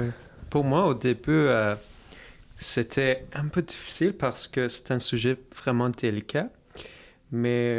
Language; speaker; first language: French; non-native, fluent; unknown